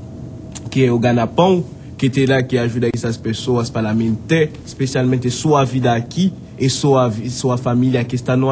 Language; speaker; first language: Portuguese; non-native, fluent; Haitian Creole